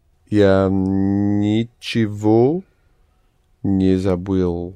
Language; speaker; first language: Russian; non-native, learner; English